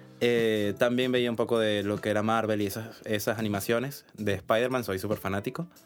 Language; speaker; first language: Spanish; native; Spanish